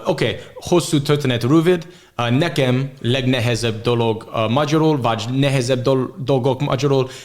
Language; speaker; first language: Hungarian; non-native, learner; English